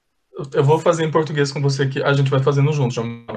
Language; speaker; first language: Portuguese; native; Portuguese